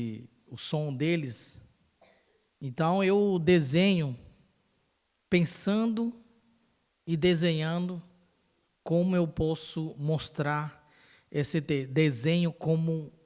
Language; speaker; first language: Portuguese; non-native, local second language; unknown